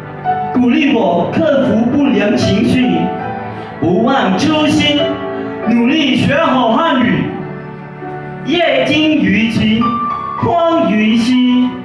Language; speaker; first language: Chinese; non-native, learner; Lao